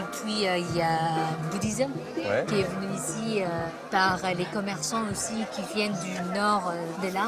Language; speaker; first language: French; non-native, fluent; Indonesian